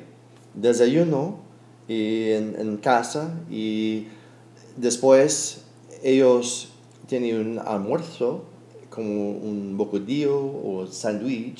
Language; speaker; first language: Spanish; non-native, fluent; English